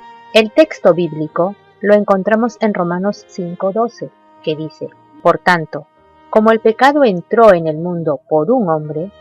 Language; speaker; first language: Spanish; native; Spanish